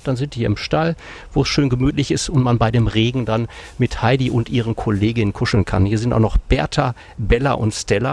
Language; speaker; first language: German; native; German